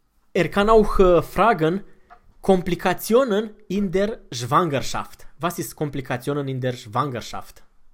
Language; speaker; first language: German; non-native, fluent; Romanian